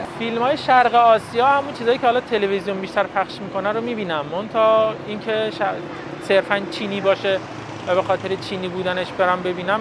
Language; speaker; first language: Persian; native; Persian